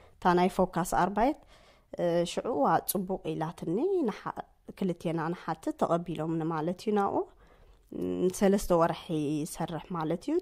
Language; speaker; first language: Tigrinya; native; Tigrinya